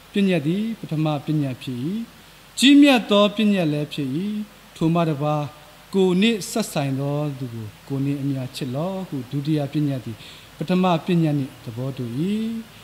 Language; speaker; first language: Burmese; non-native, local second language; S'gaw Karen